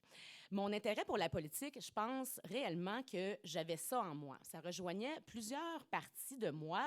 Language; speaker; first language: French; native; French